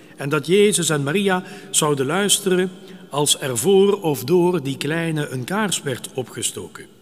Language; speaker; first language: Dutch; native; Dutch